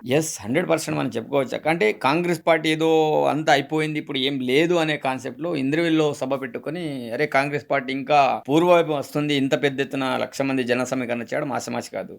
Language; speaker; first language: Telugu; non-native, local second language; Gondi